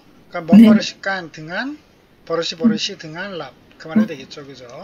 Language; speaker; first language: Korean; native; Korean